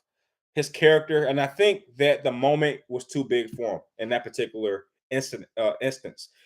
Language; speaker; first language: English; native; English